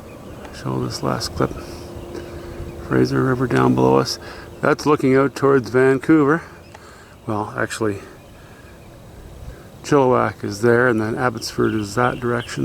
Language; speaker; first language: English; native; English